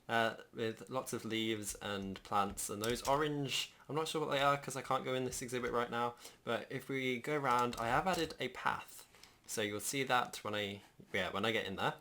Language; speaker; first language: English; native; English